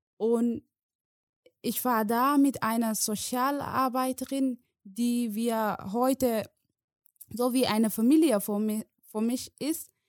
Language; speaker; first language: German; non-native, learner; Somali